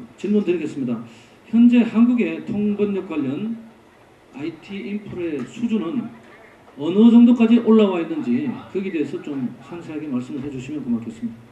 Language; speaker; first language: Korean; native; Korean